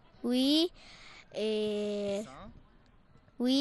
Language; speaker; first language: French; non-native, fluent; Arabic